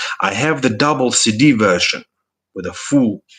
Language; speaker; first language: English; non-native, fluent; Russian